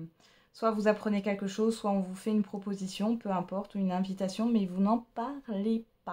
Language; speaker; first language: French; native; French